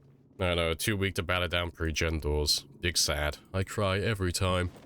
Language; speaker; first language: English; native; English